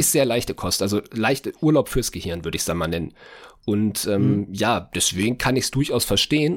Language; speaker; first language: German; native; German